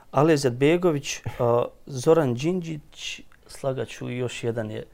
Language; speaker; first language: Croatian; native; Croatian